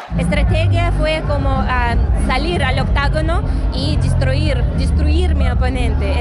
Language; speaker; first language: Spanish; non-native, learner; Russian